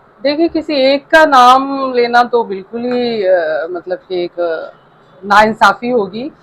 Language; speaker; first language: Urdu; non-native, local second language; Saraiki